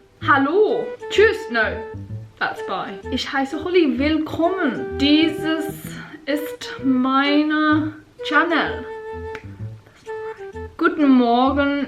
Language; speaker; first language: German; non-native, learner; English